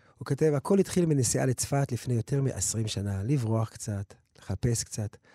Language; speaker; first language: Hebrew; early bilingual, other home language; English